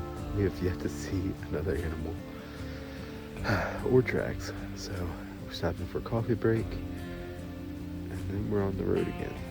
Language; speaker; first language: English; native; English